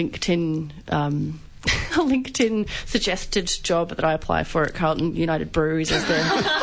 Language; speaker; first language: English; native; English